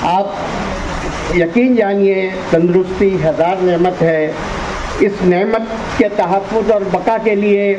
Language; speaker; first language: Hindi; non-native, local second language; Urdu